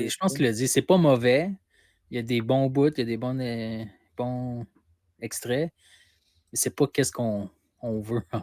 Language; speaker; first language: French; native; French